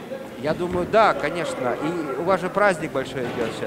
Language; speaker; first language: Russian; native; Russian